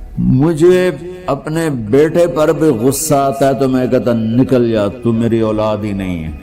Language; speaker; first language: Urdu; non-native, local second language; Punjabi